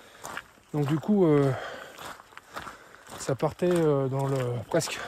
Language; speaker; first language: French; native; French